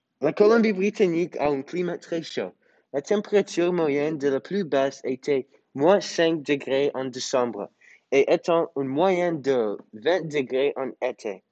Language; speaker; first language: French; non-native, learner; English